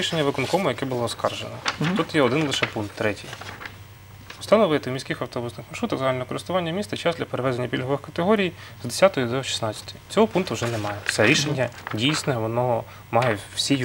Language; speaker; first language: Ukrainian; native; Ukrainian